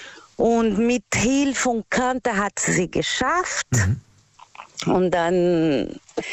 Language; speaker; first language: German; non-native, learner; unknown